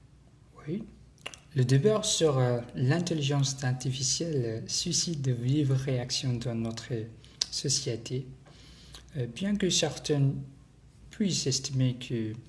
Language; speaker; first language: French; non-native, learner; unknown